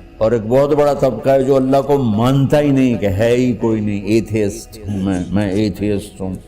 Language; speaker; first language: Urdu; non-native, local second language; Punjabi